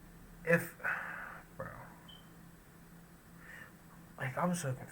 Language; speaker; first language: English; native; English